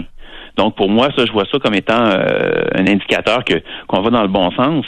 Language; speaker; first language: French; native; French